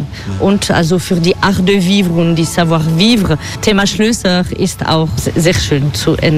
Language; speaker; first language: German; non-native, fluent; French